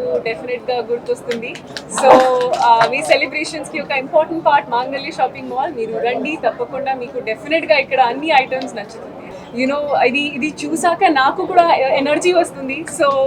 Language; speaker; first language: Telugu; non-native, local second language; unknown